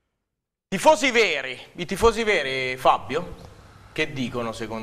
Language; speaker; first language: Italian; native; Italian